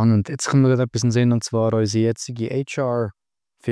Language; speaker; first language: German; native; German